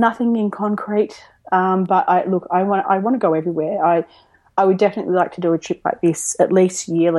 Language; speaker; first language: English; native; English